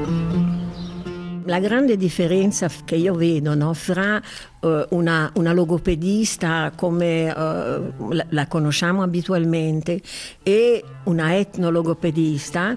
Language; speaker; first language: Italian; native; Italian